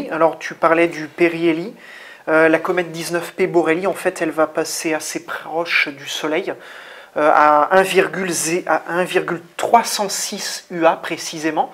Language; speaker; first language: French; native; French